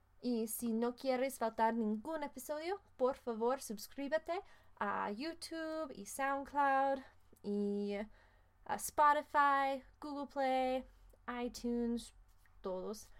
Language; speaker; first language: Spanish; non-native, fluent; English